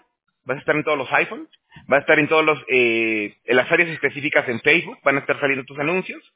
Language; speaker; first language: Spanish; native; Spanish